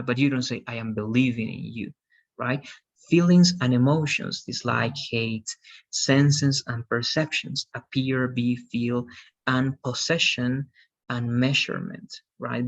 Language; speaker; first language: English; non-native, fluent; Spanish